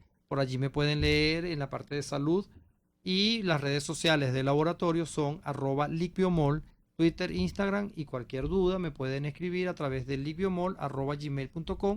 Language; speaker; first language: Spanish; native; Spanish